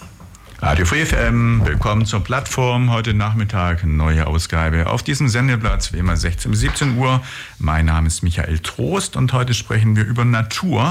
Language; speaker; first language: German; native; German